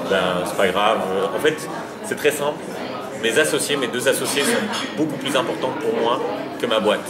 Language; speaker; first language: French; early bilingual, other home language; Arabic